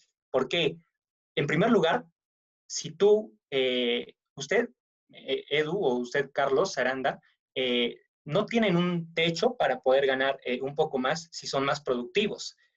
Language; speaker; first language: Spanish; native; Spanish